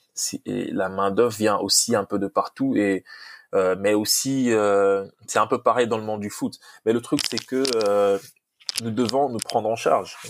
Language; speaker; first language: French; non-native, local second language; Lingala